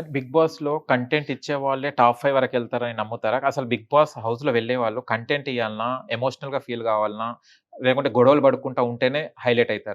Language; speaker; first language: Telugu; native; Telugu